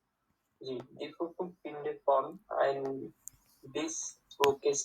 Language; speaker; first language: German; non-native, learner; Bangla